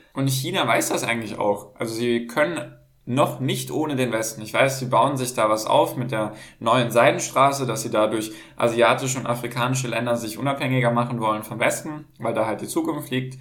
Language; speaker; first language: German; native; German